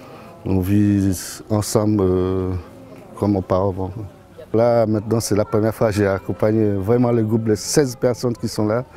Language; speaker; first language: French; non-native, local second language; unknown